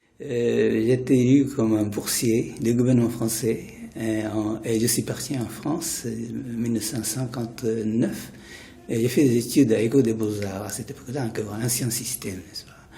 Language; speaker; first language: French; non-native, fluent; Japanese